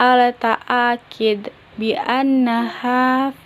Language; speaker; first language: Arabic; non-native, learner; Indonesian